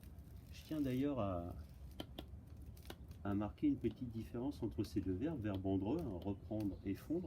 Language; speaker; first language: French; native; French